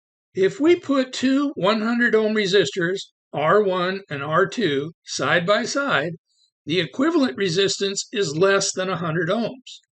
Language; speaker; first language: English; native; English